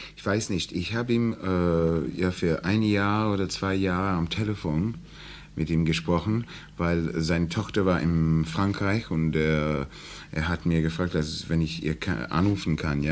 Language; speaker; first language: German; non-native, learner; English